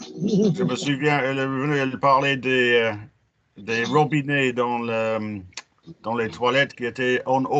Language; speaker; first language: French; non-native, fluent; English